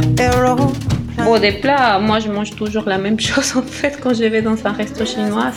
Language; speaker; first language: French; non-native, fluent; Spanish